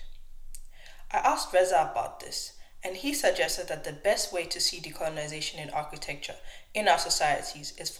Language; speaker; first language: English; non-native, local second language; Akan